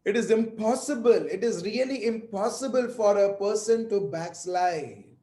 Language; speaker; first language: English; non-native, local second language; Hindi